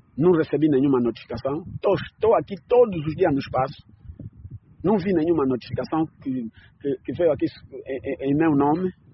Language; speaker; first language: Portuguese; native; Portuguese